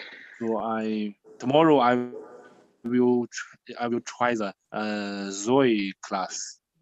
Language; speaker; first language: English; non-native, learner; Chinese